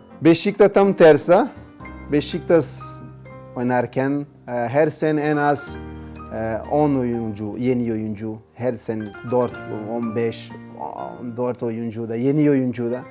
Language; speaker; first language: Turkish; non-native, learner; Portuguese